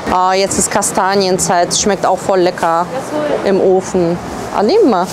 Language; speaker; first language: German; native; German